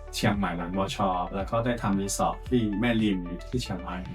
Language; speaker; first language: Thai; non-native, fluent; Chinese